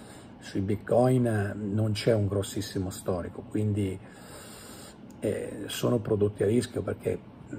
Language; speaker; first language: Italian; native; Italian